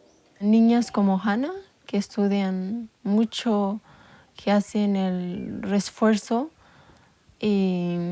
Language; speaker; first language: Spanish; non-native, local second language; Amharic